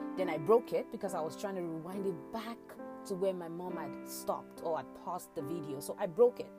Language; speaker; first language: English; non-native, local second language; Yoruba